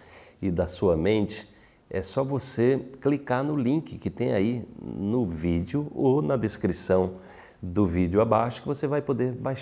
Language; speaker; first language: Portuguese; native; Portuguese